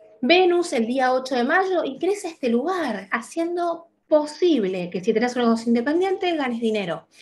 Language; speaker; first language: Spanish; native; Spanish